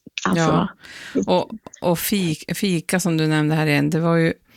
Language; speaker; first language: Swedish; native; Swedish